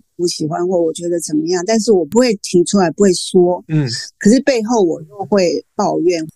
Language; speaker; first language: Chinese; non-native, local second language; Min Nan Chinese